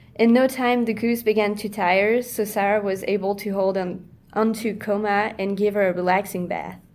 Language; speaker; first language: English; non-native, fluent; French